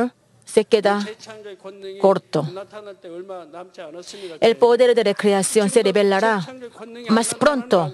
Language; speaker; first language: Spanish; non-native, learner; Korean